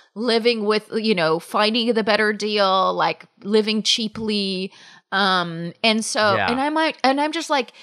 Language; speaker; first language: English; native; English